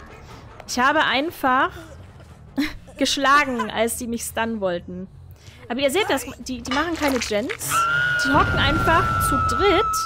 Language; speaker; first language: German; native; German